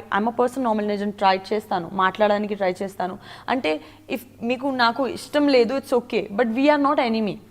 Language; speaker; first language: Telugu; non-native, learner; Gujarati